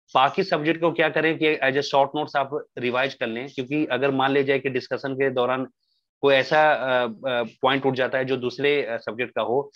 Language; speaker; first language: Hindi; native; Hindi